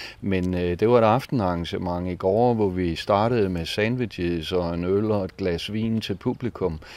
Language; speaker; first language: Danish; native; Danish